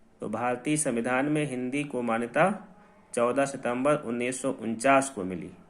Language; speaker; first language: Hindi; native; Hindi